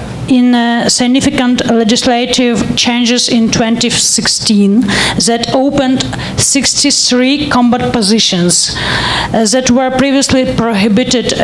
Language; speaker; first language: English; non-native, learner; Ukrainian